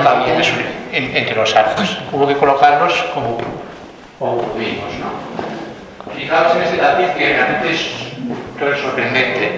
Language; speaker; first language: Spanish; native; Spanish